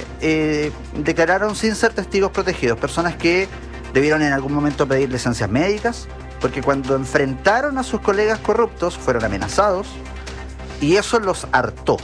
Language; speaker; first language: Spanish; native; Spanish